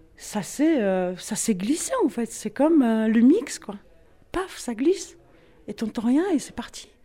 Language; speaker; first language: French; non-native, fluent; Polish